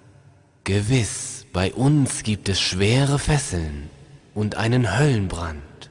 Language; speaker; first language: German; native; German